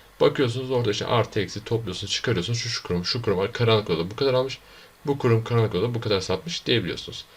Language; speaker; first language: Turkish; native; Turkish